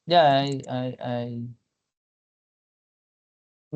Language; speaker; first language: English; non-native, learner; Spanish